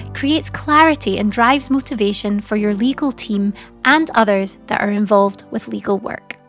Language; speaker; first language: English; native; English